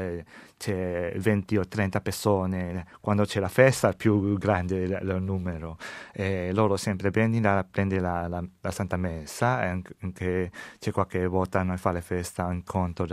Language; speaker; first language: Italian; non-native, learner; Chinese